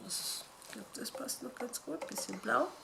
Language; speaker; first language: German; native; German